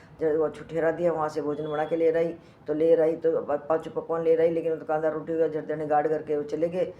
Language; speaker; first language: Hindi; native; Hindi